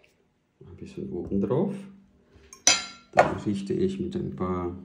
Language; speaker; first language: German; non-native, fluent; Portuguese